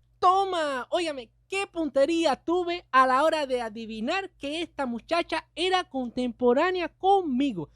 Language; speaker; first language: Spanish; native; Spanish